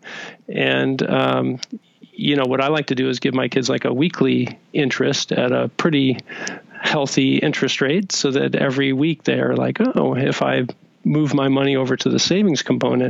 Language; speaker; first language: English; native; English